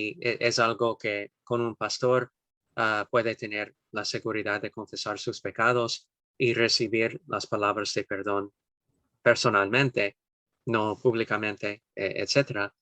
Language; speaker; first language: Spanish; non-native, fluent; English